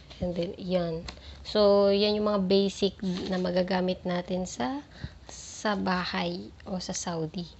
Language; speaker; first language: Filipino; native; Filipino